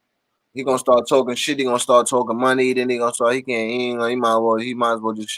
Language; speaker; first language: English; native; English